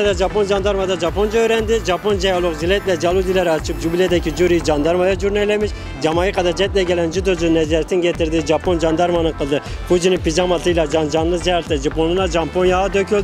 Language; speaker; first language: Turkish; native; Turkish